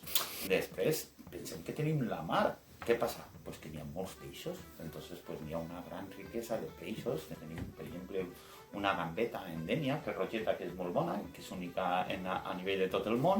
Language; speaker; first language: Catalan; native; Catalan